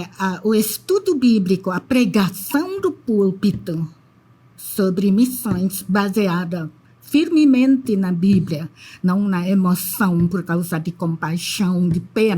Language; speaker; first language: Portuguese; non-native, fluent; Indonesian